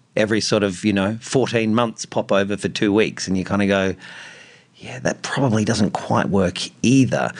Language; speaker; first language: English; native; English